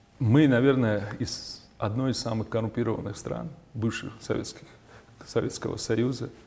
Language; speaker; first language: Russian; non-native, local second language; Georgian